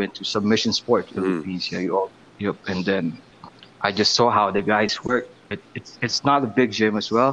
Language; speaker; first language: English; non-native, local second language; Filipino